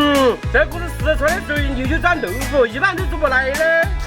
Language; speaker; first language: Chinese; native; Chinese